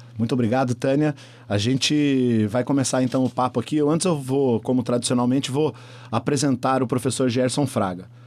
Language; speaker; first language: Portuguese; native; Portuguese